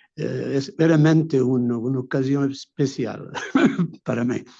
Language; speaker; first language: Spanish; non-native, learner; Italian